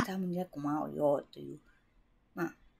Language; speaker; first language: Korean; non-native, learner; Japanese